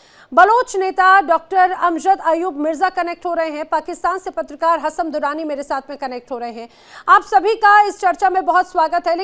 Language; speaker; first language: Hindi; native; Hindi